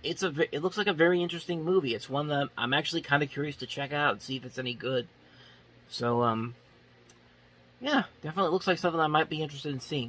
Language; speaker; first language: English; native; English